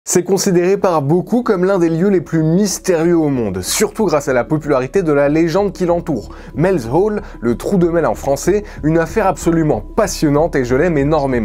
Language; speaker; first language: French; native; French